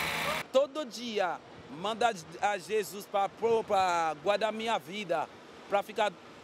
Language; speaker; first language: Portuguese; non-native, learner; Haitian Creole